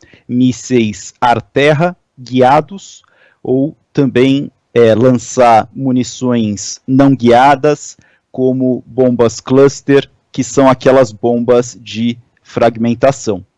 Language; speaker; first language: Portuguese; native; Portuguese